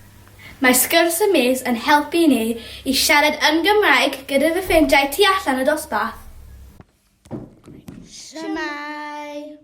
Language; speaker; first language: Welsh; non-native, local second language; English